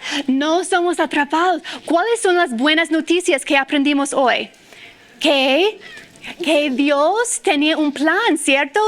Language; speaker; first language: Spanish; non-native, fluent; English